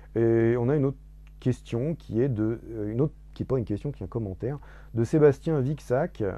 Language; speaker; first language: French; native; French